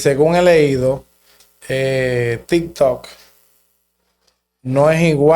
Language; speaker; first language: Spanish; native; Spanish